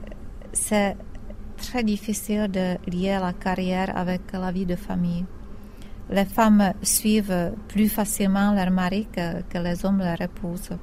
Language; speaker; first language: French; non-native, fluent; Czech